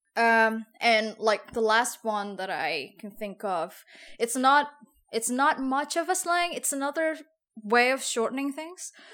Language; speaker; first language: English; non-native, fluent; Javanese